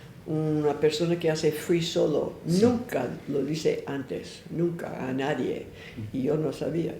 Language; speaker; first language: Spanish; non-native, fluent; English